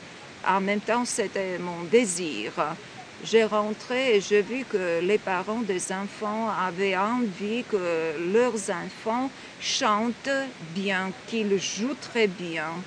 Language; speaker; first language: French; non-native, fluent; Georgian